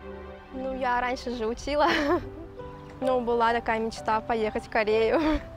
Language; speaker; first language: Russian; native; Russian